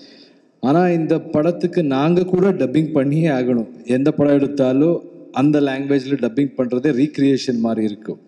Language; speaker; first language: Tamil; non-native, learner; Kannada